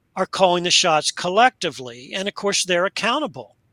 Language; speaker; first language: English; native; English